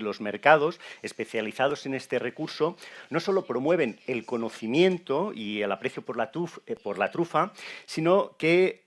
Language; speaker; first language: Spanish; native; Spanish